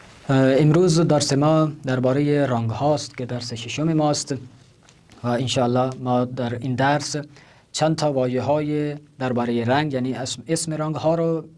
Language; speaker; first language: Persian; non-native, fluent; Urdu